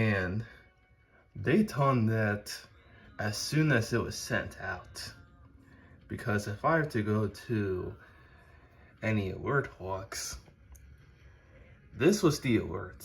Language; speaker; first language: English; native; English